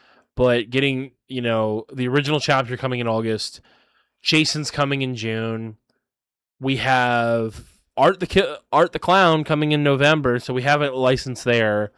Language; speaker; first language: English; native; English